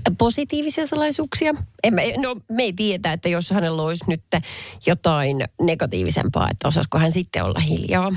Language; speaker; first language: Finnish; native; Finnish